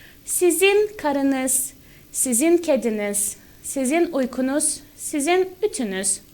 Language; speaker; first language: Turkish; non-native, fluent; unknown